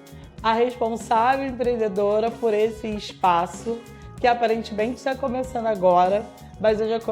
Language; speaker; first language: Portuguese; native; Portuguese